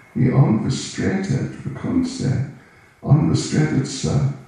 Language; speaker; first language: Russian; non-native, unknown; English